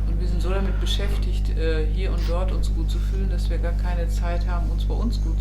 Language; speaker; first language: German; native; German